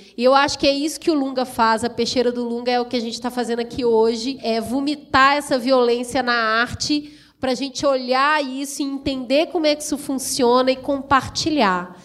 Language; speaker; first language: Portuguese; native; Portuguese